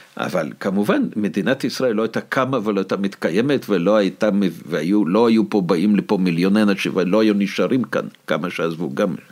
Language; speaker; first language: Hebrew; non-native, fluent; Russian